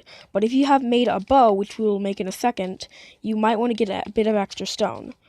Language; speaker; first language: English; native; English